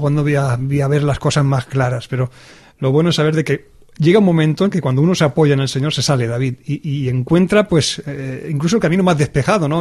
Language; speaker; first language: Spanish; native; Spanish